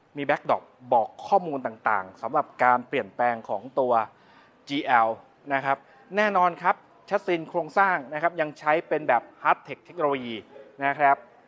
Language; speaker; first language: Thai; native; Thai